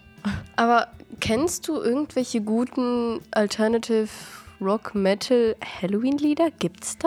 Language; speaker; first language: German; native; German